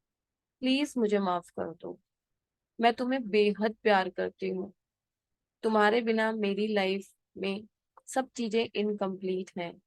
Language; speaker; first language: Hindi; native; Hindi